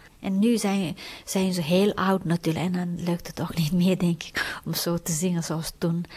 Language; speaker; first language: Dutch; non-native, fluent; Tibetan